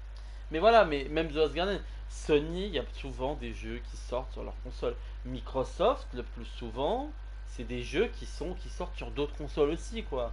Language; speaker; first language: French; native; French